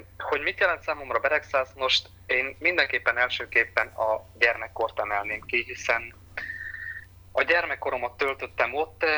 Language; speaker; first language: Hungarian; native; Hungarian